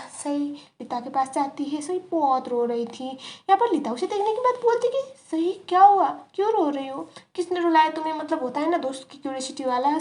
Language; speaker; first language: Hindi; native; Hindi